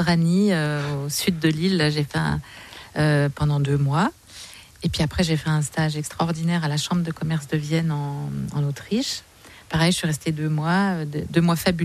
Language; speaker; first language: French; native; French